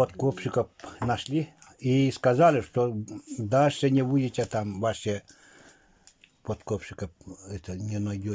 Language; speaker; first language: Russian; non-native, local second language; Yakut